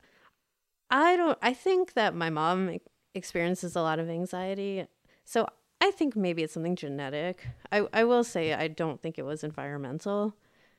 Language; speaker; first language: English; native; English